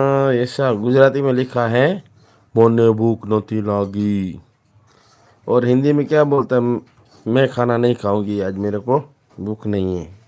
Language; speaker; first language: Hindi; non-native, local second language; Gujarati